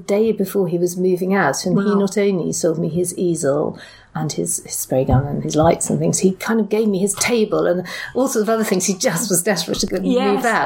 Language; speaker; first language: English; native; English